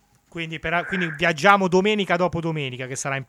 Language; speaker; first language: Italian; native; Italian